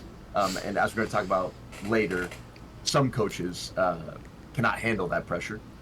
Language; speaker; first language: English; native; English